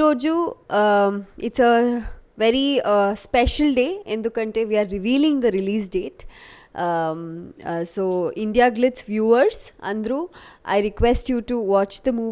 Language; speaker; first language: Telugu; non-native, local second language; Kannada